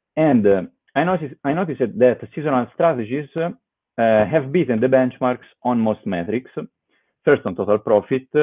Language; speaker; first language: English; non-native, fluent; Italian